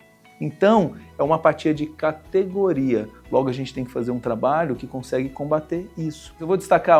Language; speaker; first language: Portuguese; native; Portuguese